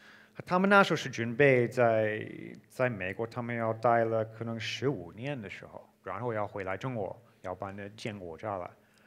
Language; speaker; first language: Chinese; non-native, fluent; English